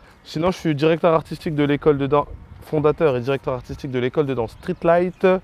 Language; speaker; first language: French; native; French